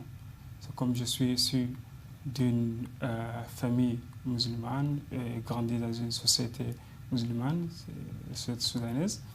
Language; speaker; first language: French; non-native, fluent; Arabic